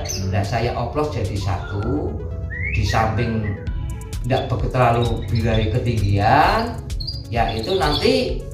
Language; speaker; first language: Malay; non-native, local second language; Javanese